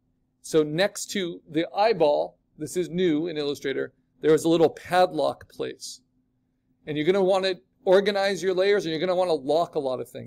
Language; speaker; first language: English; native; English